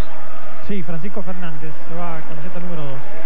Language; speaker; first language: Spanish; native; Spanish